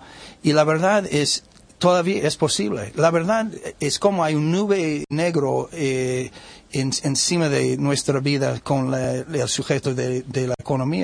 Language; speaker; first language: Spanish; non-native, learner; English